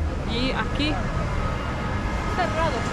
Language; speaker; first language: Spanish; non-native, fluent; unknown